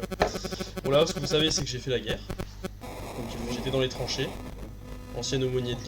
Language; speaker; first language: French; native; French